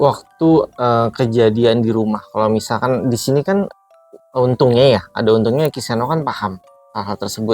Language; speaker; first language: Indonesian; native; Indonesian